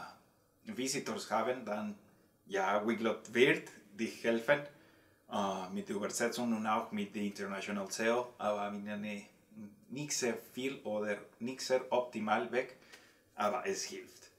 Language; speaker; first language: German; non-native, learner; Spanish